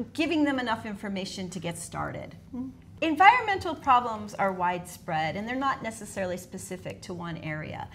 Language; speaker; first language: English; native; English